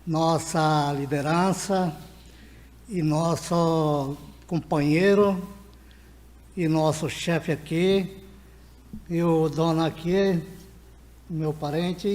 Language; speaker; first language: Portuguese; non-native, local second language; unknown